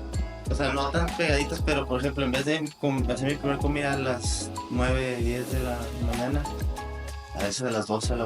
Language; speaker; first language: Spanish; native; Spanish